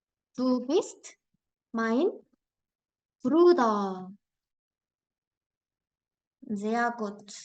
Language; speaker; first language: German; non-native, fluent; Korean